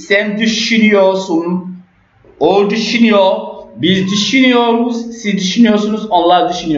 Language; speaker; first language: Turkish; non-native, learner; French